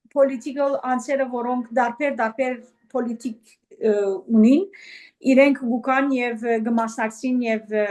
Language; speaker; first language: Armenian; early bilingual, heritage; Armenian